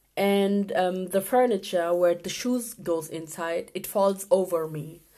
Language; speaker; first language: English; non-native, fluent; Urdu